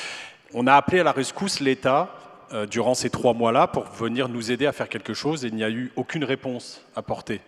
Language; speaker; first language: French; native; French